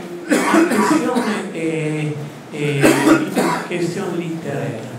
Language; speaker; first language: French; non-native, fluent; Italian